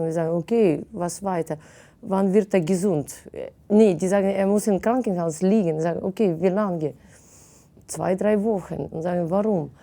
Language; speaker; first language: German; non-native, fluent; Russian